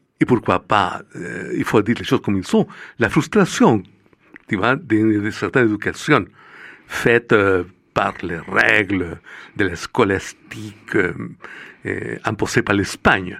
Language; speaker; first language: French; non-native, fluent; Spanish